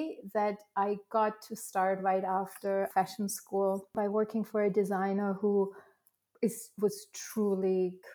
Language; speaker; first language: English; non-native, fluent; German